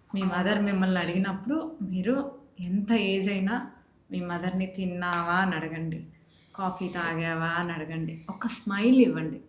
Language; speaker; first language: Telugu; native; Telugu